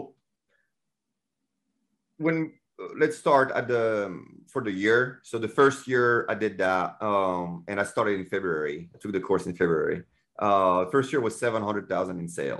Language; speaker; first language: English; non-native, fluent; French